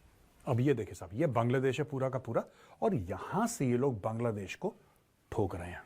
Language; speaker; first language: Hindi; native; Hindi